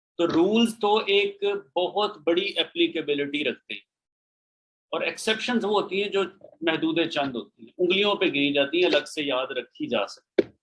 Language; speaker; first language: Urdu; native; Urdu